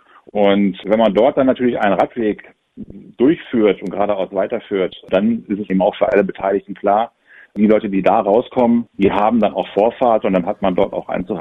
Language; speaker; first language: German; native; German